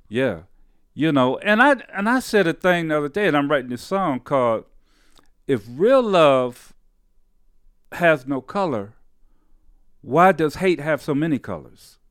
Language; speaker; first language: English; native; English